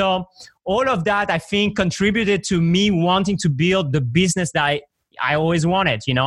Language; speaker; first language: English; non-native, fluent; French